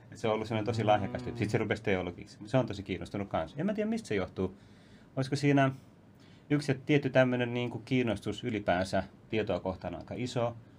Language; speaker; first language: Finnish; native; Finnish